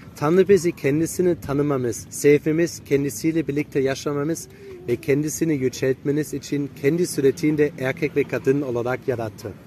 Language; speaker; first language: Turkish; non-native, fluent; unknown